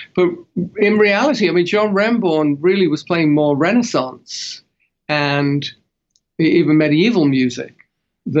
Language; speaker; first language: English; native; English